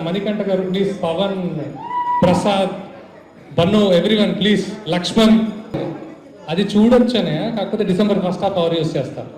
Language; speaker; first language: Telugu; native; Telugu